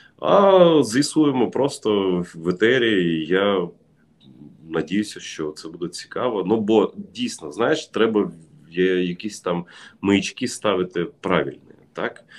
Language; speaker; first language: Ukrainian; non-native, local second language; Russian